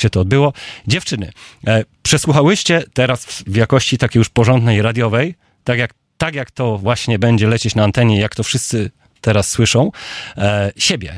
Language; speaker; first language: Polish; native; Polish